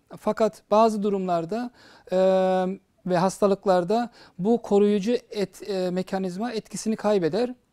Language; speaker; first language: Turkish; early bilingual, heritage; Turkish